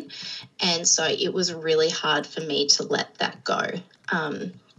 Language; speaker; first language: English; native; English